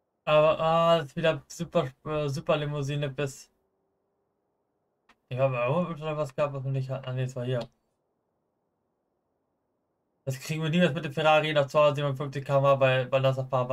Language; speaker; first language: German; native; German